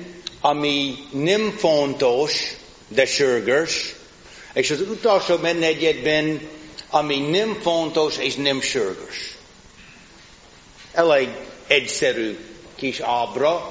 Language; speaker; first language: Hungarian; non-native, fluent; English